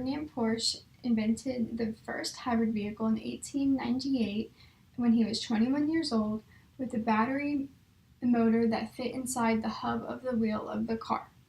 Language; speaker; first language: English; native; English